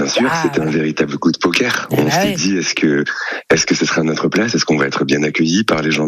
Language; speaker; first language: French; native; French